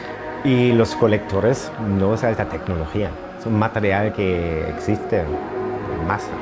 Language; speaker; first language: Spanish; non-native, fluent; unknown